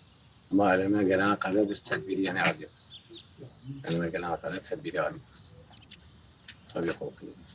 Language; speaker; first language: Turkish; non-native, local second language; Kurdish